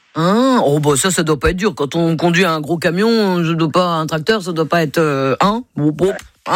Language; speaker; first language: French; native; French